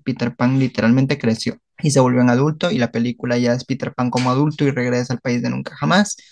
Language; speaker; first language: Spanish; native; Spanish